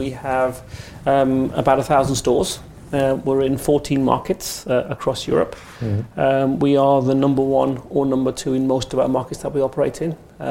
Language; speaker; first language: English; native; English